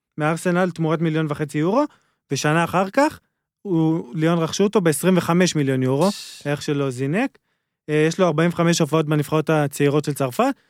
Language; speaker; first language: Hebrew; native; Hebrew